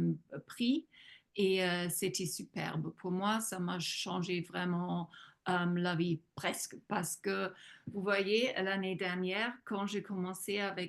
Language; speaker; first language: French; non-native, fluent; German